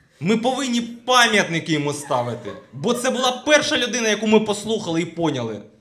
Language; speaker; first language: Ukrainian; non-native, local second language; Russian